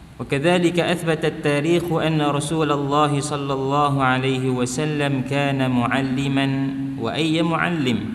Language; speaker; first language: Arabic; non-native, fluent; Malay